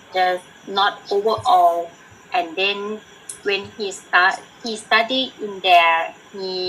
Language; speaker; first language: English; non-native, learner; Thai